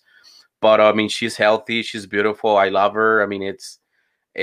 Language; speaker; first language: English; non-native, fluent; Spanish